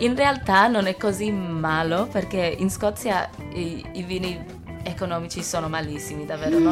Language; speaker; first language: Italian; non-native, fluent; English